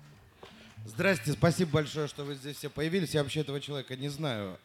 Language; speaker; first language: Russian; native; Russian